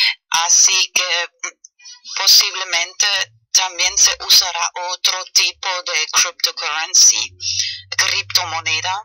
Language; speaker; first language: Spanish; non-native, fluent; German